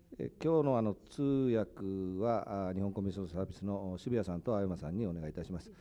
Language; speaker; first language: Japanese; native; Japanese